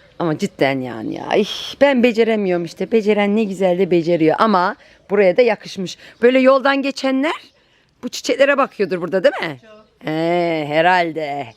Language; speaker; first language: Turkish; native; Turkish